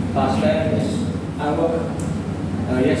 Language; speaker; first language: English; non-native, learner; Indonesian